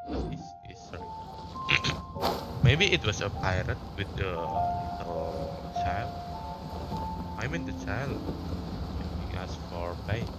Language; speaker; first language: English; non-native, learner; Indonesian